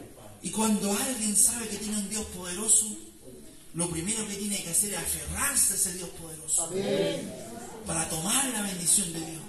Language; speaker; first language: Spanish; native; Spanish